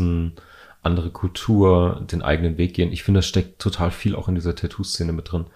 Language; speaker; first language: German; native; German